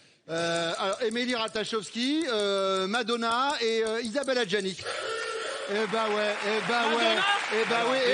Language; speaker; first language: French; native; French